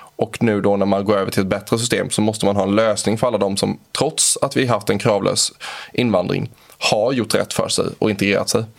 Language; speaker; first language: Swedish; native; Swedish